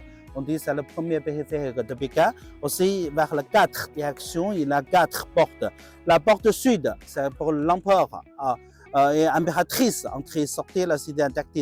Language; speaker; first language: French; non-native, learner; Chinese